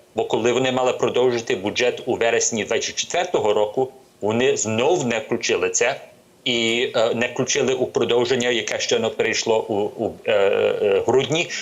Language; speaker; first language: Ukrainian; early bilingual, heritage; Ukrainian